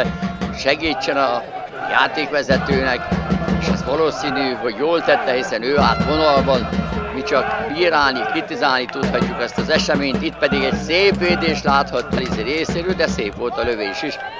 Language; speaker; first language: Hungarian; native; Hungarian